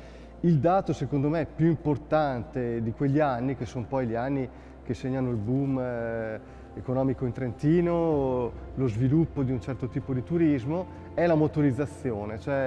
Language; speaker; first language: Italian; native; Italian